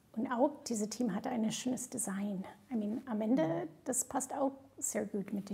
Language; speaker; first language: German; non-native, fluent; English